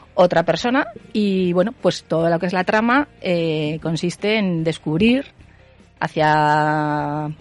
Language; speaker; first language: Spanish; native; Spanish